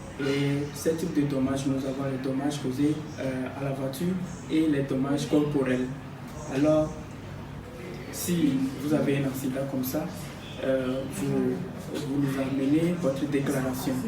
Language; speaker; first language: French; non-native, fluent; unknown